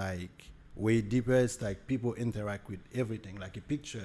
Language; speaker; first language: English; non-native, fluent; Haitian Creole